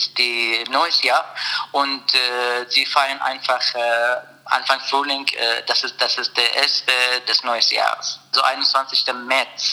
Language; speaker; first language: German; non-native, learner; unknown